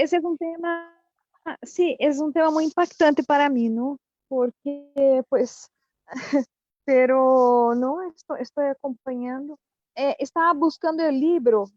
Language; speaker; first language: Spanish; non-native, fluent; Portuguese